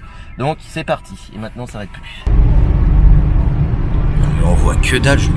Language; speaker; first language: French; native; French